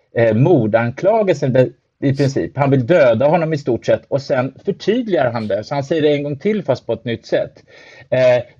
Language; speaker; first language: Swedish; early bilingual, other home language; German